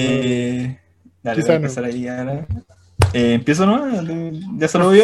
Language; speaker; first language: Spanish; native; Spanish